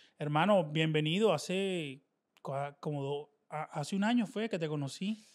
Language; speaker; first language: Spanish; native; Spanish